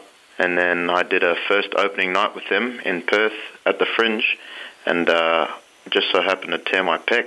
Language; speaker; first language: English; native; English